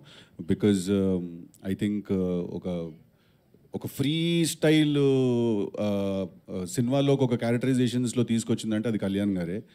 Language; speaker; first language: Telugu; native; Telugu